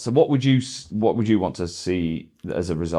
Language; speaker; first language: English; native; English